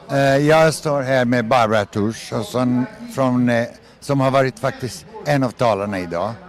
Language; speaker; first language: Swedish; non-native, fluent; Hebrew